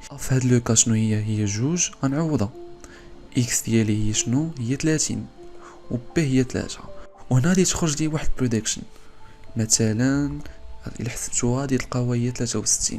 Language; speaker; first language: Arabic; native; Arabic